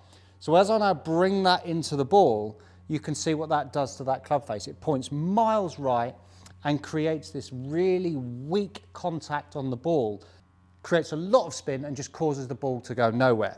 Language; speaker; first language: English; native; English